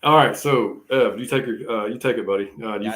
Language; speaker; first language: English; native; English